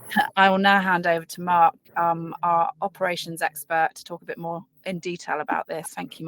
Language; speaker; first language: English; native; English